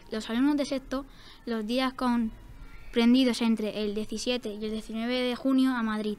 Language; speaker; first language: Spanish; native; Spanish